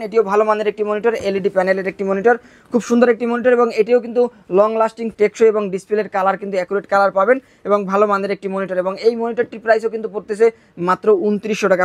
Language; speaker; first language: Bangla; native; Bangla